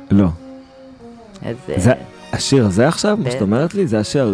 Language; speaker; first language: Hebrew; native; Hebrew